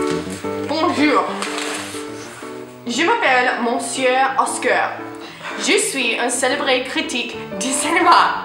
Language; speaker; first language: French; non-native, learner; English